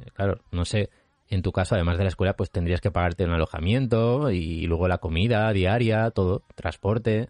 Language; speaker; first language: Spanish; native; Spanish